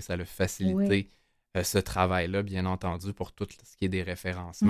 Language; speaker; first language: French; native; French